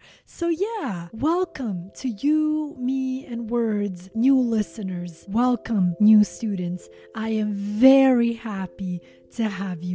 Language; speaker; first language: English; non-native, fluent; Albanian